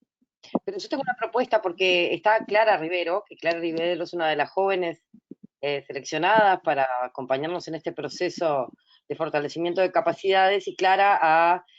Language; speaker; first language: Spanish; native; Spanish